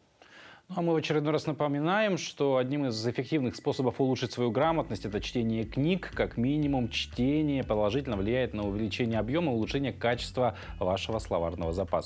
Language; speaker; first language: Russian; native; Russian